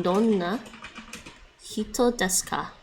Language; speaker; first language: Japanese; non-native, learner; Dutch